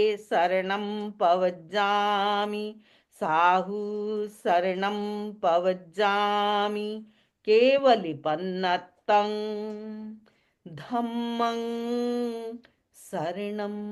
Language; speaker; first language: Hindi; native; Hindi